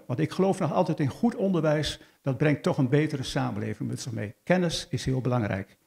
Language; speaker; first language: Dutch; native; Dutch